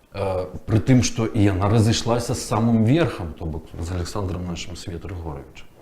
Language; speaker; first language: Belarusian; native; Belarusian